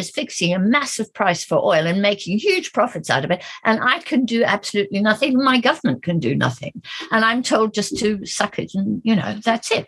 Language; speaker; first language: English; native; English